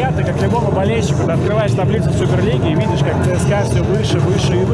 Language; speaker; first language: Russian; native; Russian